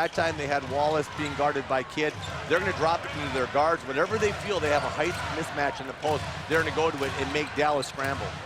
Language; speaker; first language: English; native; English